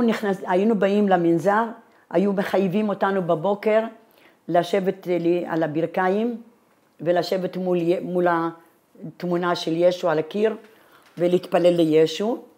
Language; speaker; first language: Hebrew; non-native, fluent; Italian